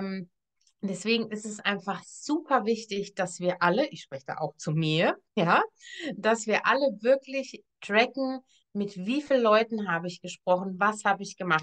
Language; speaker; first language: German; native; German